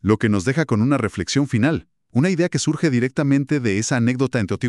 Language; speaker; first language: Spanish; native; Spanish